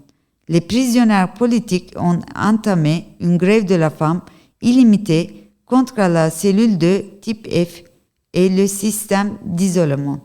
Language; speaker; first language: French; non-native, learner; Turkish